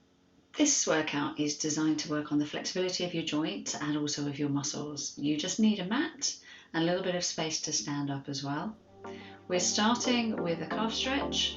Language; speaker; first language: English; native; English